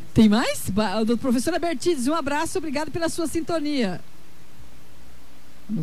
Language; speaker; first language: Portuguese; native; Portuguese